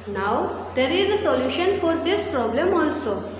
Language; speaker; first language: English; non-native, local second language; Gujarati